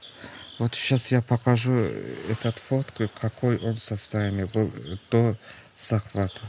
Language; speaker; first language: Russian; non-native, local second language; Azerbaijani